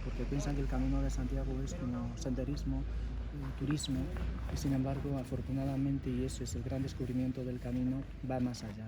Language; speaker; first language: Spanish; native; Spanish